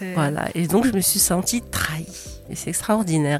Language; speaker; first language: French; non-native, local second language; Arabic